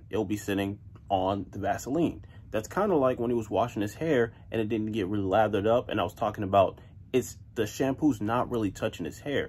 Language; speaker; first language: English; native; English